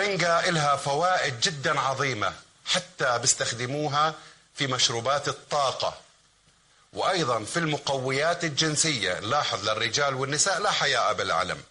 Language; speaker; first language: Arabic; native; Arabic